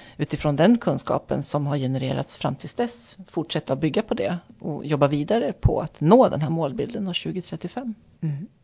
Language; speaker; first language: Swedish; native; Swedish